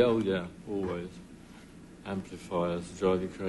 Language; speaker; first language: English; native; English